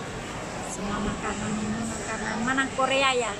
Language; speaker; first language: Indonesian; non-native, local second language; Javanese